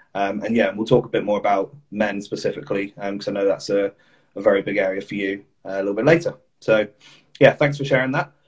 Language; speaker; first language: English; native; English